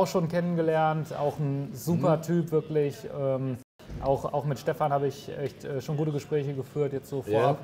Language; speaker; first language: German; native; German